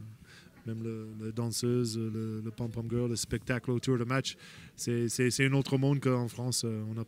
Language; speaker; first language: French; non-native, fluent; English